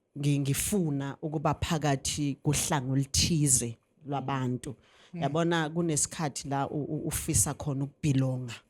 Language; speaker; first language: Zulu; native; Zulu